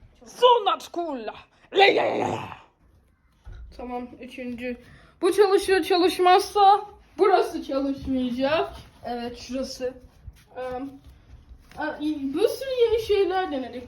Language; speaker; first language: Turkish; early bilingual, heritage; Turkish